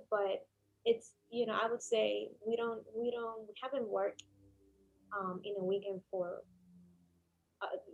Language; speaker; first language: English; non-native, fluent; Spanish